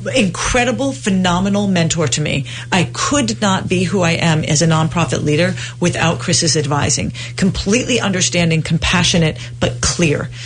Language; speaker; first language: English; native; English